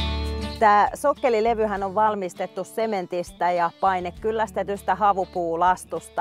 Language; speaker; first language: Finnish; native; Finnish